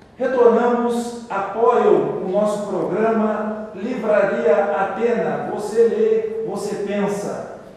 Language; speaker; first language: Portuguese; native; Portuguese